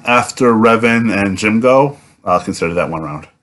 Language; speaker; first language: English; native; English